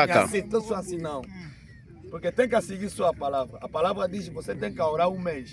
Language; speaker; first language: Portuguese; non-native, learner; Lingala